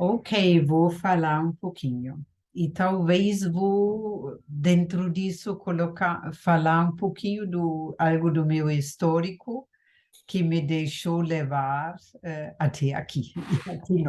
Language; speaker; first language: Portuguese; non-native, fluent; German